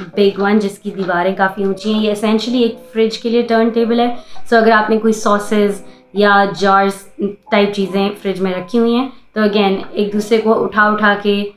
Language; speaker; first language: Urdu; native; Urdu